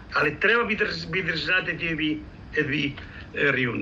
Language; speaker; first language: Ukrainian; non-native, fluent; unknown